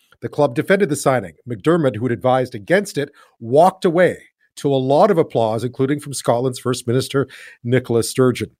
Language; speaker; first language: English; native; English